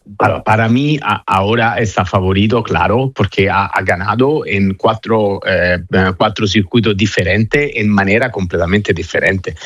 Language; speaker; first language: Spanish; non-native, fluent; Italian